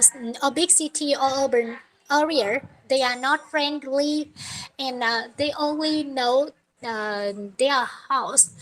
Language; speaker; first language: English; non-native, learner; Vietnamese